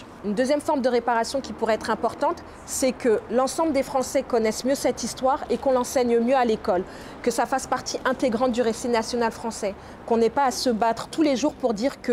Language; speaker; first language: French; native; French